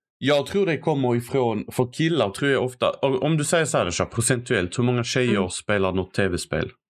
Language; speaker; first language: Swedish; early bilingual, other home language; Arabic